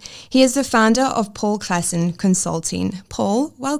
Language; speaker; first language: English; native; English